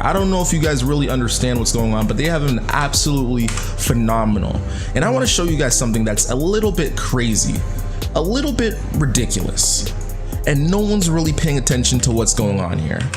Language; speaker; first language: English; native; English